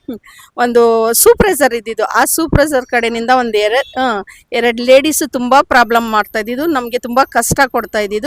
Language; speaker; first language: Kannada; non-native, local second language; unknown